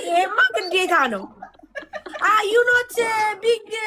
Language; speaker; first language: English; non-native, learner; Amharic